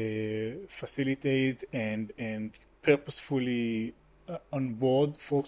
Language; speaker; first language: English; non-native, fluent; Hebrew